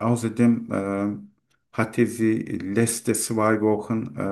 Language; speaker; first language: German; non-native, learner; Turkish